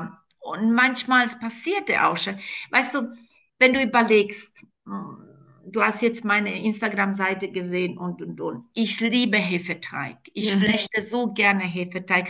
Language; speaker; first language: German; non-native, fluent; Croatian